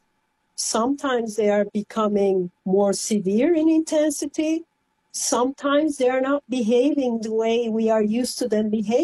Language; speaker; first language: English; non-native, fluent; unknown